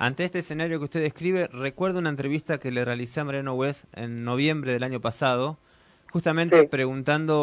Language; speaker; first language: Spanish; native; Spanish